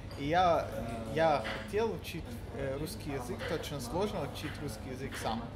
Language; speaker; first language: Russian; non-native, learner; Arabic